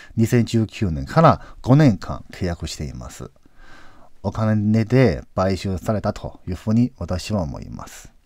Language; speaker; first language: Japanese; non-native, fluent; Chinese